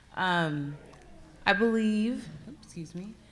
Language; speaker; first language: English; native; English